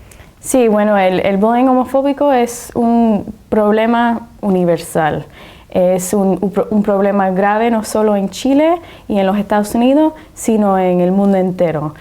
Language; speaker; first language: Spanish; early bilingual, heritage; Spanish